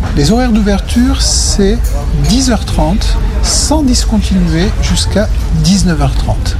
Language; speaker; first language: French; native; French